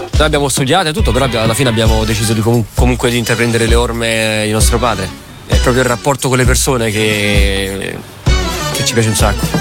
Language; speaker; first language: Italian; early bilingual, other home language; Arabic